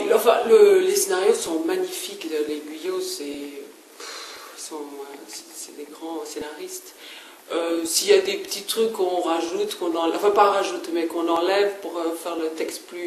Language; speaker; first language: French; non-native, fluent; English